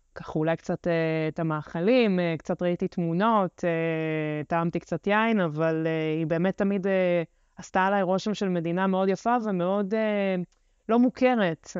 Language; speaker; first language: Hebrew; early bilingual, other home language; Russian